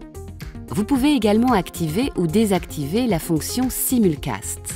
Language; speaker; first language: French; native; French